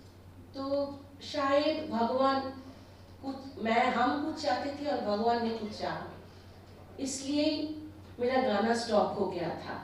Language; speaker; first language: Hindi; non-native, local second language; Bangla